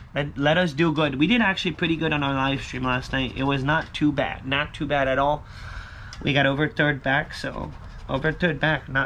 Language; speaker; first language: English; native; English